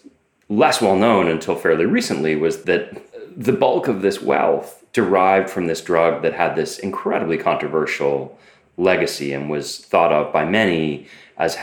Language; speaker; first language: English; native; English